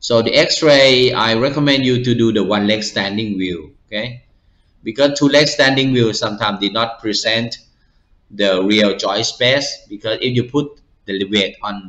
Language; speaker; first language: English; non-native, fluent; Thai